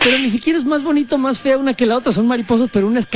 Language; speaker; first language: Spanish; native; Spanish